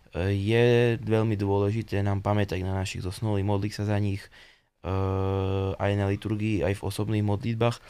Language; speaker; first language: Slovak; native; Slovak